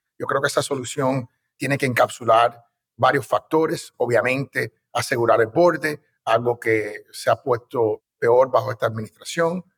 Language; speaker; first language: Spanish; early bilingual, heritage; Spanish